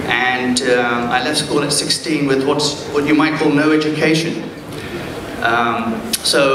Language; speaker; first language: English; early bilingual, other home language; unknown